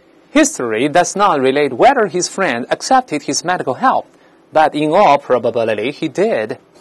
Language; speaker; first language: English; non-native, fluent; Chinese